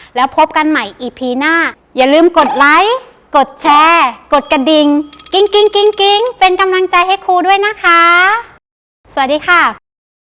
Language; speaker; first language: Thai; native; Thai